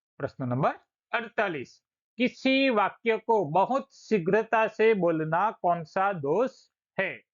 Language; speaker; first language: Hindi; non-native, local second language; Gujarati